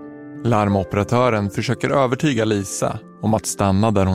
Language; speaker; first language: Swedish; native; Swedish